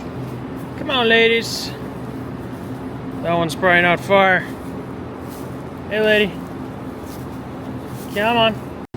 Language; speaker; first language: English; native; English